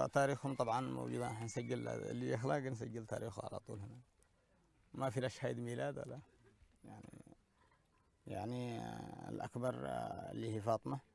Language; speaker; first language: Arabic; native; Arabic